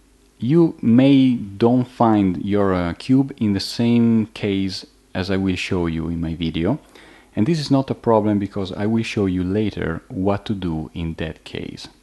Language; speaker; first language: English; non-native, fluent; Italian